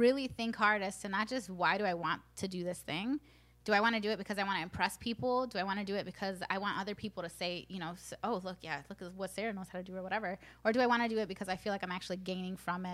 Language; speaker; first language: English; early bilingual, other home language; Spanish